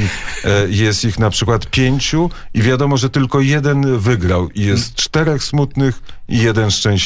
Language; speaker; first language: Polish; native; Polish